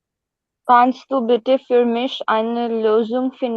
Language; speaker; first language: German; non-native, learner; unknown